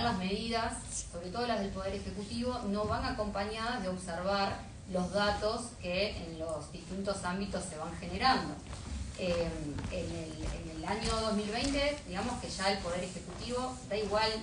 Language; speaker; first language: Spanish; native; Spanish